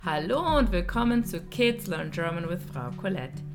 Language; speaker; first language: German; non-native, fluent; English